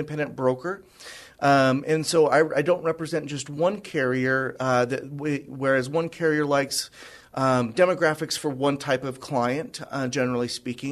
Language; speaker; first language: English; native; English